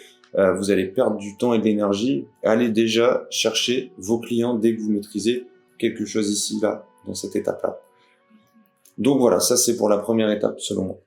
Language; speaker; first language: French; native; French